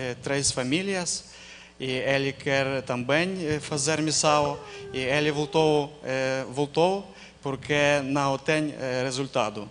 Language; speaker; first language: Portuguese; non-native, learner; Ukrainian